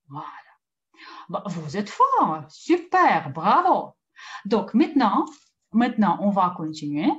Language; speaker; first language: French; non-native, fluent; Russian